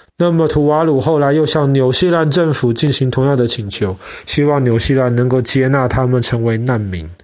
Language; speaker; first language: Chinese; native; Chinese